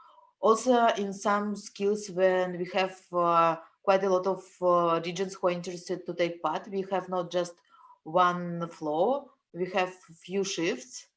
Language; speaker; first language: English; non-native, fluent; Russian